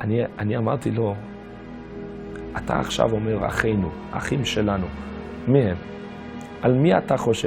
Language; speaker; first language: Hebrew; non-native, fluent; English